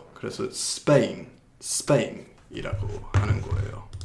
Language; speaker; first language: Korean; non-native, fluent; English